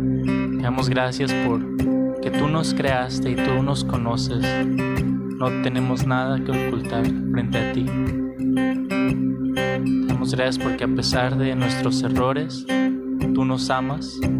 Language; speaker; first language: Spanish; native; Spanish